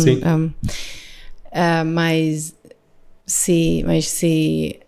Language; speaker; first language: Portuguese; non-native, learner; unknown